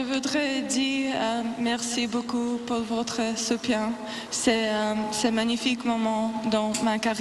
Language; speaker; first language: French; non-native, learner; Russian